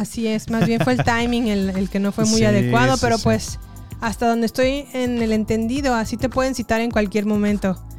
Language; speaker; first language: Spanish; native; Spanish